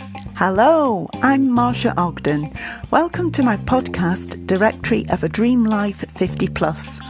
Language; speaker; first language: English; native; English